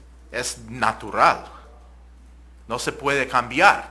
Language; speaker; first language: Spanish; non-native, fluent; English